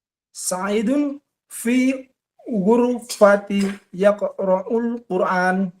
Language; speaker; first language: Arabic; non-native, learner; Indonesian